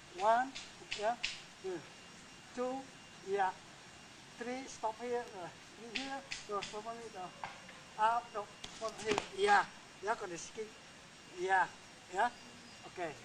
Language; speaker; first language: English; non-native, learner; Indonesian